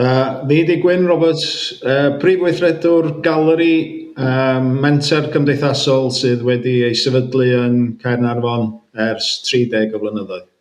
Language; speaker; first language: Welsh; native; Welsh